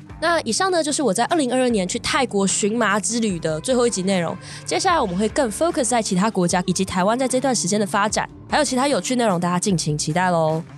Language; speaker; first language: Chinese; native; Chinese